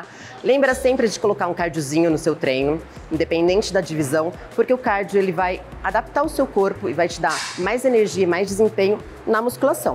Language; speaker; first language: Portuguese; native; Portuguese